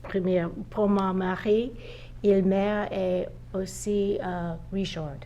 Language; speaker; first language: French; non-native, learner; English